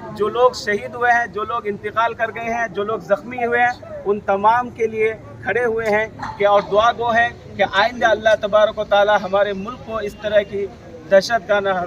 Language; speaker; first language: Urdu; native; Urdu